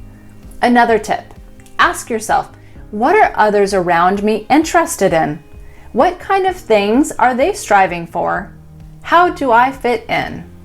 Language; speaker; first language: English; native; English